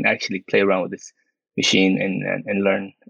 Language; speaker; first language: English; early bilingual, other home language; Min Nan Chinese